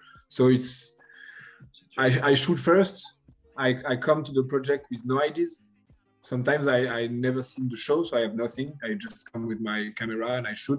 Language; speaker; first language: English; non-native, learner; French